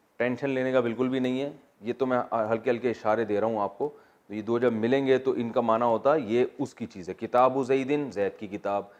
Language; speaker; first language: Urdu; native; Urdu